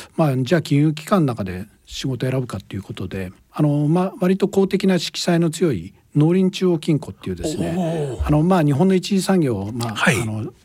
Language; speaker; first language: Japanese; native; Japanese